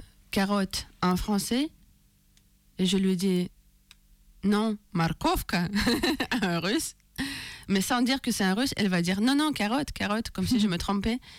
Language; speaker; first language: French; non-native, fluent; Russian